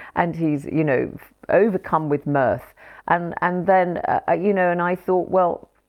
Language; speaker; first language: English; native; English